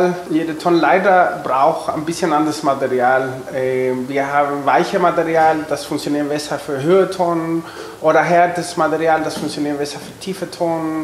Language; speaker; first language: German; non-native, fluent; Spanish